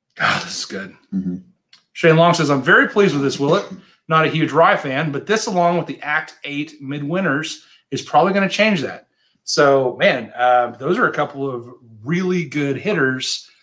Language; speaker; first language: English; native; English